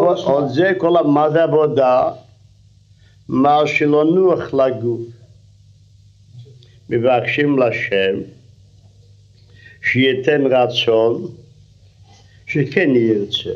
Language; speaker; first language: Hebrew; non-native, fluent; Russian